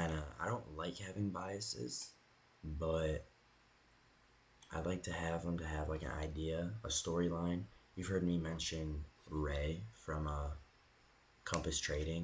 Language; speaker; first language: English; native; English